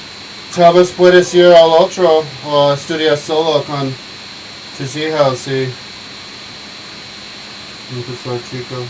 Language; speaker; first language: Spanish; non-native, learner; English